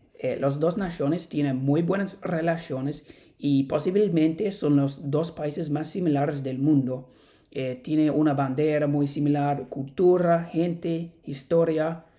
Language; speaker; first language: Spanish; non-native, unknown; English